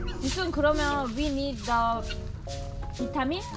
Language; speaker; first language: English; non-native, learner; Korean